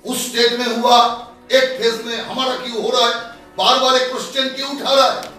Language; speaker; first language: Hindi; non-native, local second language; Bangla